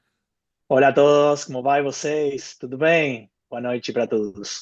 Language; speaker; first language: Portuguese; non-native, fluent; Spanish